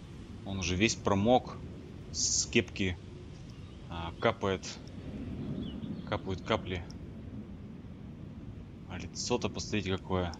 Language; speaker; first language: Russian; native; Russian